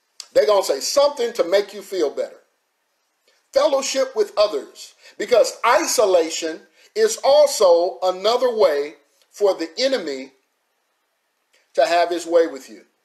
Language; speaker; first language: English; native; English